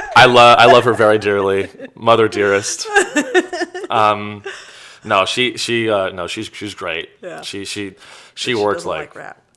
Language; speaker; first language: English; native; English